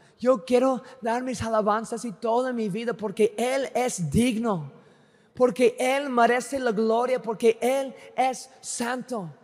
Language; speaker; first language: Spanish; non-native, fluent; English